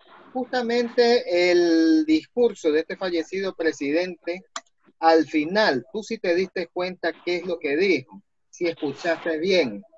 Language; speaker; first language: Spanish; native; Spanish